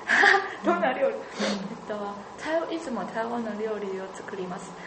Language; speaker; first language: Japanese; non-native, learner; Chinese